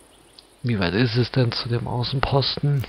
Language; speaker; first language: German; native; German